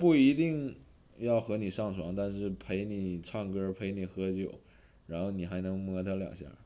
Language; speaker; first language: Chinese; native; Chinese